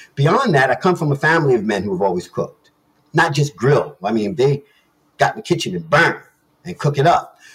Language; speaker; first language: English; native; English